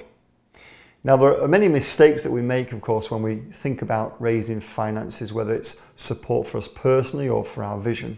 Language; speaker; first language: English; native; English